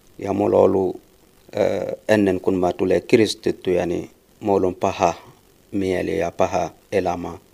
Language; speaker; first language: Finnish; non-native, learner; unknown